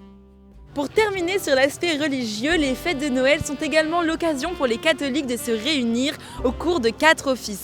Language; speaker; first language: French; native; French